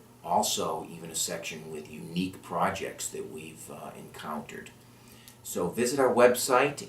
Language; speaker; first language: English; native; English